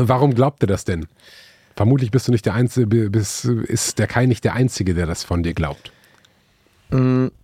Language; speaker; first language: German; native; German